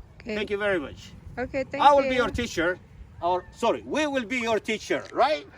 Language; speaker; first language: English; non-native, fluent; Arabic